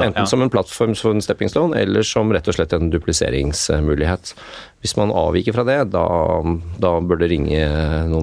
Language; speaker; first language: Norwegian; native; Norwegian